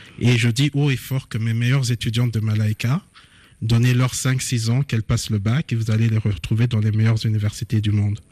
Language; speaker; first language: French; non-native, local second language; Lingala